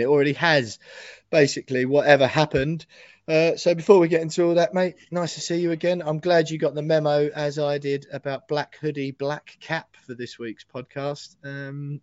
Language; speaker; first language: English; native; English